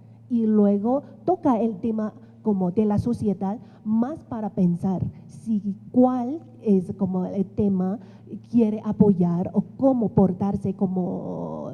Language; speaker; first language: Spanish; non-native, fluent; Chinese